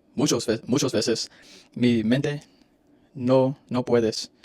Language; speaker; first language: Spanish; non-native, learner; English